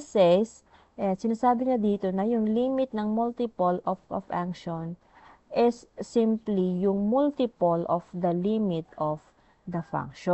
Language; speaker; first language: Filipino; native; Filipino